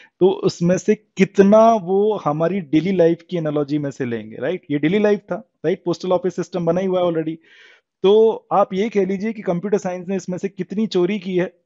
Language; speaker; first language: Hindi; native; Hindi